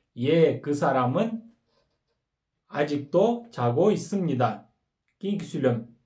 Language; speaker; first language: Korean; non-native, fluent; Kyrgyz